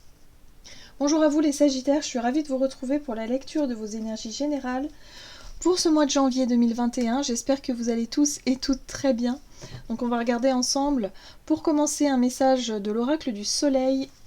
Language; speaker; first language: French; native; French